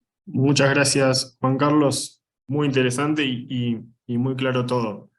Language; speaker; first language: Spanish; native; Spanish